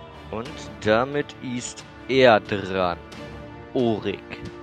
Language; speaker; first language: German; native; German